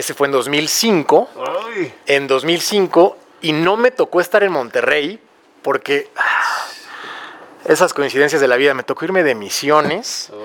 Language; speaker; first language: Spanish; native; Spanish